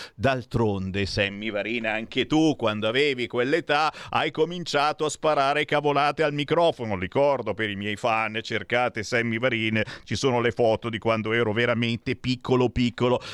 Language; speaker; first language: Italian; native; Italian